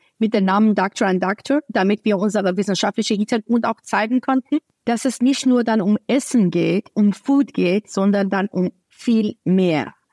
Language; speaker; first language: German; non-native, fluent; Persian